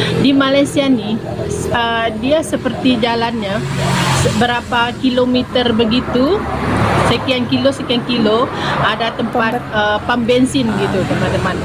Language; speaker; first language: Indonesian; native; Indonesian